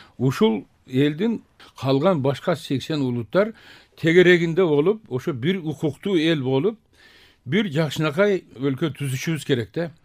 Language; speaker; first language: Kyrgyz; non-native, local second language; Tajik